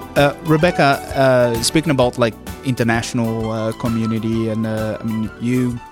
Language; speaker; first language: English; non-native, fluent; Portuguese